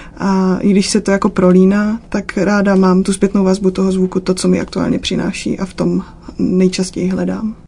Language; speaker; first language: Czech; native; Czech